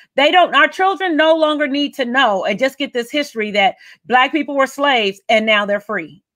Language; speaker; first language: English; native; English